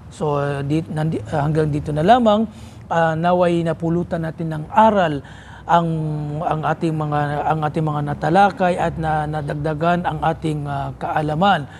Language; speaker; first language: Filipino; non-native, local second language; Maranao